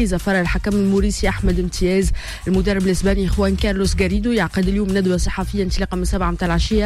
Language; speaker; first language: Arabic; native; Arabic